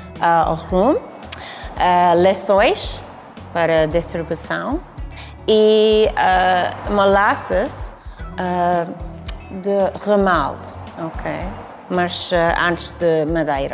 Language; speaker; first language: Portuguese; non-native, learner; English